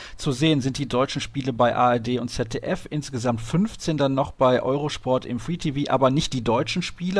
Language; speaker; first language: German; native; German